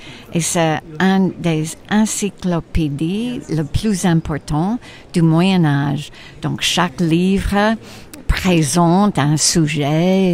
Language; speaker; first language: French; non-native, fluent; English